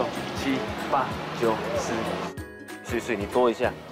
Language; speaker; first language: Chinese; native; Chinese